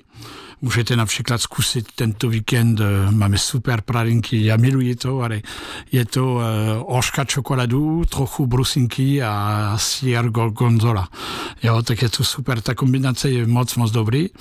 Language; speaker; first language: Czech; non-native, fluent; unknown